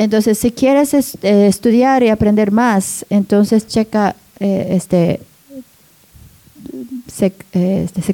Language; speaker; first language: Spanish; non-native, learner; Japanese